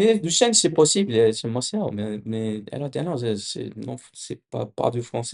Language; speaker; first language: French; non-native, learner; English